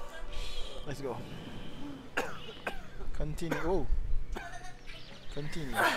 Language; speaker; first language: English; non-native, local second language; Malay